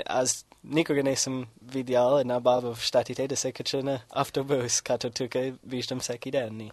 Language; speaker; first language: Bulgarian; non-native, fluent; English